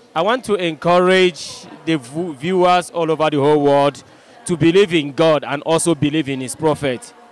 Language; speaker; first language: English; non-native, local second language; Igbo